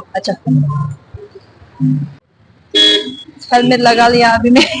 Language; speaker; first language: Hindi; non-native, local second language; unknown